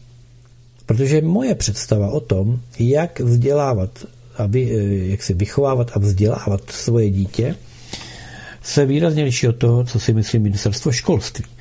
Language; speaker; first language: Czech; native; Czech